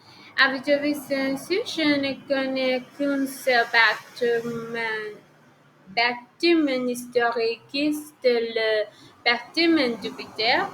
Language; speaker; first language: French; non-native, learner; Spanish